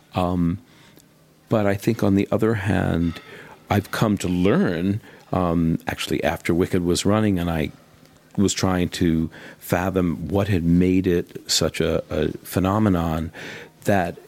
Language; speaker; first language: English; native; English